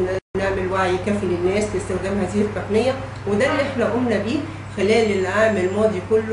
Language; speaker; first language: Arabic; native; Arabic